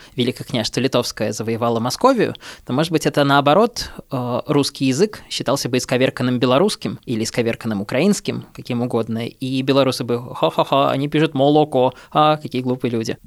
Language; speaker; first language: Russian; native; Russian